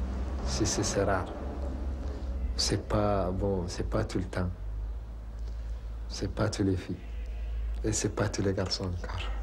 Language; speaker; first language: French; non-native, learner; Arabic